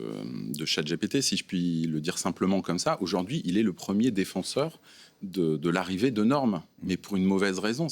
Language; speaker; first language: French; native; French